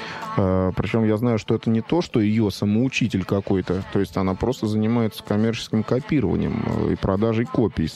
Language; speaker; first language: Russian; native; Russian